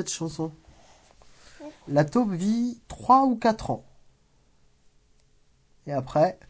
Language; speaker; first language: French; native; French